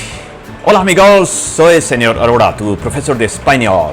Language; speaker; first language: Spanish; non-native, fluent; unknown